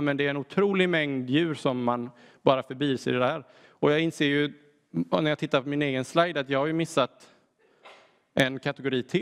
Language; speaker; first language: Swedish; native; Swedish